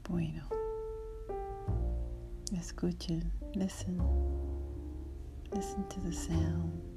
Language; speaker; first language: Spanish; non-native, learner; English